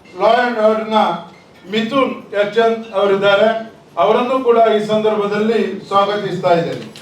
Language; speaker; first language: Kannada; native; Kannada